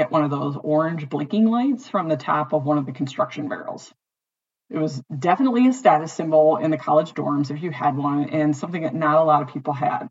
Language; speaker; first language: English; native; English